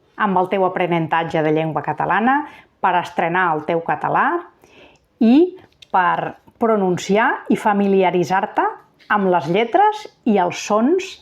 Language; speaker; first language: Catalan; native; Catalan